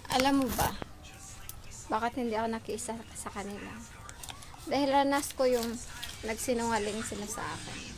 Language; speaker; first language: Filipino; non-native, local second language; Hiligaynon